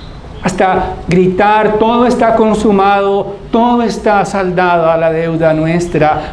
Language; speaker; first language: Spanish; native; Spanish